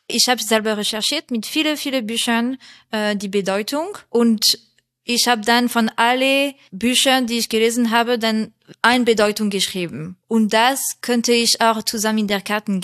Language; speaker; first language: German; non-native, fluent; French